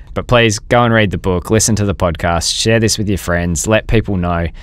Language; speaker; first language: English; native; English